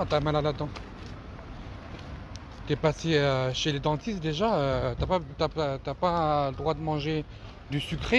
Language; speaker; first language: French; native; French